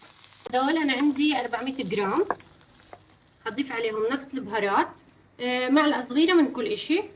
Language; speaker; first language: Arabic; native; Arabic